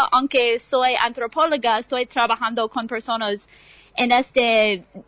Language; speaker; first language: Spanish; non-native, fluent; English